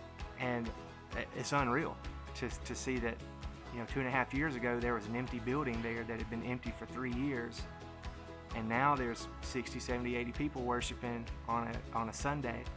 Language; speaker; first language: English; native; English